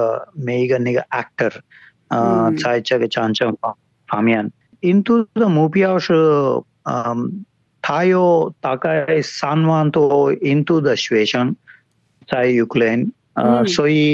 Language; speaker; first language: Chinese; non-native, fluent; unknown